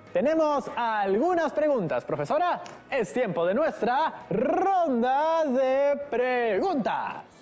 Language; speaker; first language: Spanish; native; Spanish